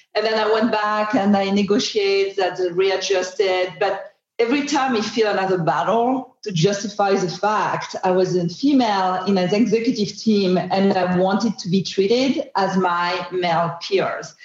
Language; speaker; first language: English; non-native, fluent; French